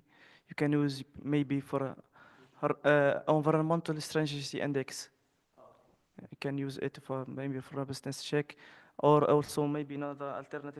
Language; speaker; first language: English; non-native, fluent; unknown